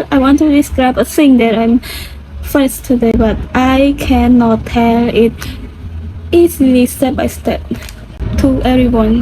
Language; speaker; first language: English; non-native, learner; Khmer